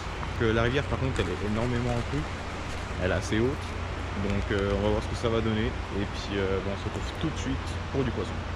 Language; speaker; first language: French; native; French